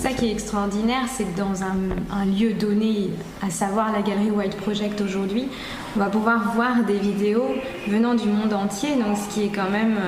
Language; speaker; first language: French; native; French